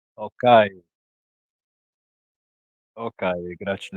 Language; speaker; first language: Portuguese; non-native, local second language; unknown